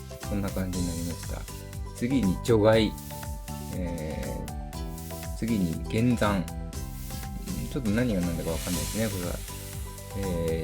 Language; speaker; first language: Japanese; native; Japanese